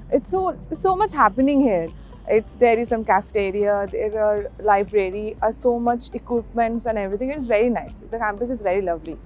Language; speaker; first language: English; non-native, local second language; Bangla